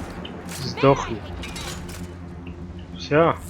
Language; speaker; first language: Russian; native; Russian